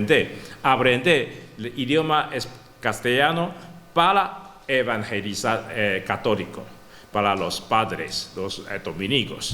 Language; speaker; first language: Spanish; non-native, learner; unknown